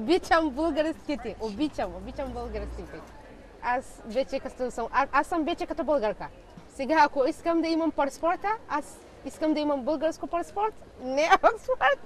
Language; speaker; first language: Bulgarian; non-native, learner; Hausa